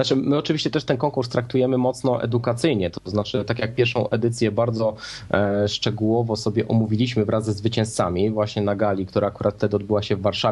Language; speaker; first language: Polish; native; Polish